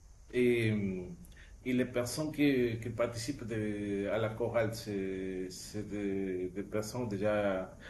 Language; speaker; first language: French; non-native, fluent; Spanish